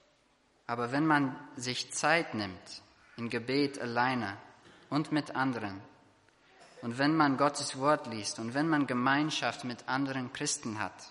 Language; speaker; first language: German; non-native, fluent; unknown